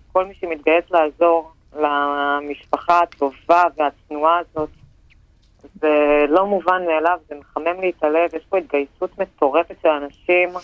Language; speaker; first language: Hebrew; native; Hebrew